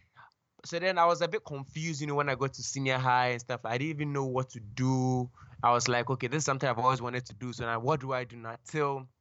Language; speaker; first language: English; non-native, local second language; Akan